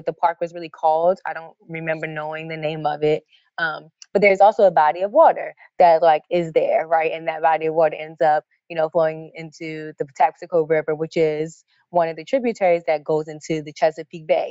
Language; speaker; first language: English; native; English